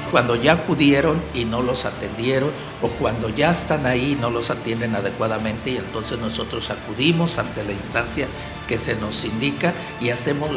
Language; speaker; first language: Spanish; native; Spanish